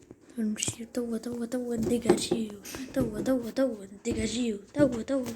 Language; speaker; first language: Arabic; native; Arabic